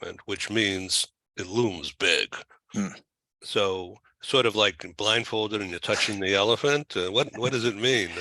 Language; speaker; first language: English; native; English